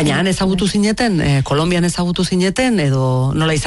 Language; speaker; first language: Basque; native; Basque